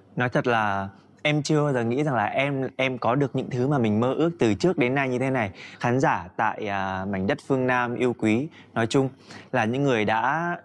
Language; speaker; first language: Vietnamese; native; Vietnamese